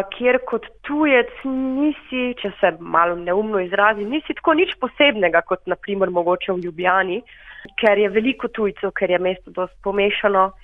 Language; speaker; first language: Slovenian; native; Slovenian